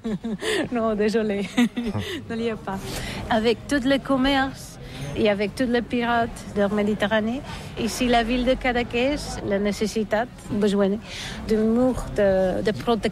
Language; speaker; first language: French; non-native, learner; Catalan